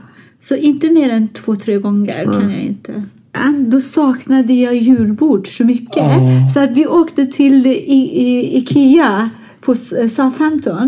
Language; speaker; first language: Swedish; non-native, fluent; Persian